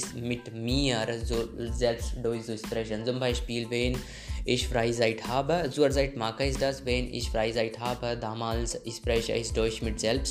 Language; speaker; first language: German; non-native, learner; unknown